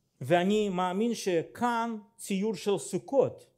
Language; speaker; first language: Hebrew; non-native, fluent; Russian